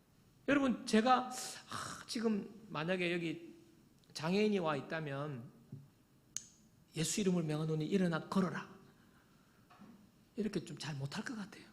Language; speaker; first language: Korean; native; Korean